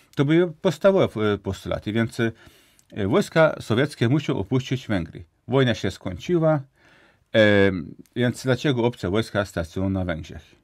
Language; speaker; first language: Polish; non-native, fluent; Hungarian